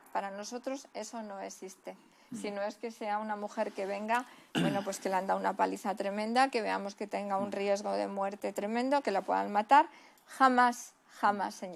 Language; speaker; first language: Spanish; native; Spanish